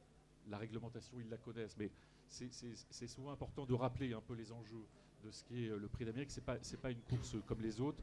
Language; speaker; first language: French; native; French